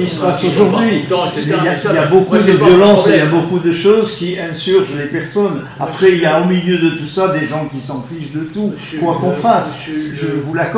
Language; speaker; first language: French; native; French